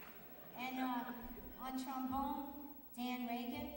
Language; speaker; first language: English; native; English